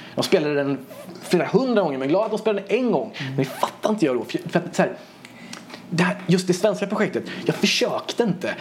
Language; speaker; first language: Swedish; early bilingual, other home language; Persian